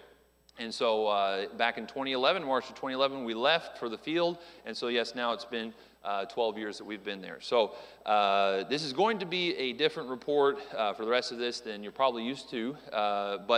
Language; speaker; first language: English; native; English